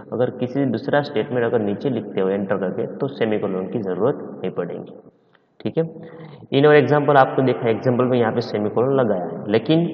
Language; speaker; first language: Hindi; non-native, local second language; Gujarati